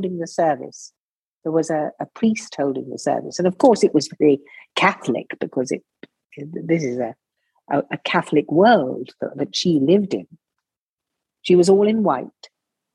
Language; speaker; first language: English; native; English